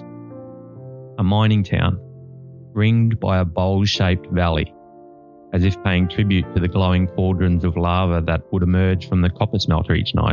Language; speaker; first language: English; native; English